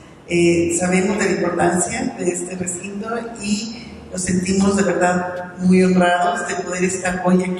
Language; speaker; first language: Spanish; native; Spanish